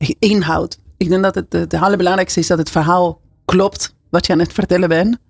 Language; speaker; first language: Dutch; non-native, fluent; Spanish